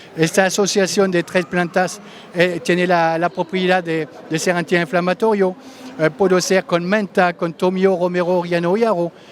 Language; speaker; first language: Spanish; non-native, fluent; French